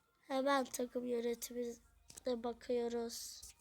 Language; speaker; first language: Turkish; native; Turkish